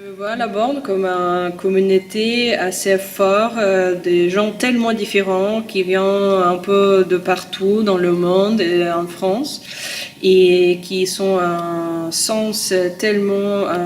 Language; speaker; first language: French; non-native, fluent; Russian